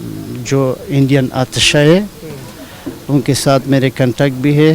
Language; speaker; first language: Hindi; non-native, learner; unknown